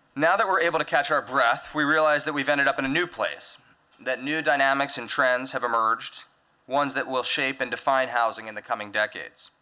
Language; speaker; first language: English; native; English